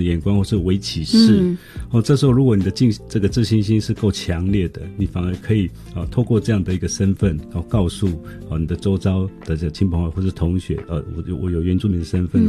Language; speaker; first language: Chinese; non-native, local second language; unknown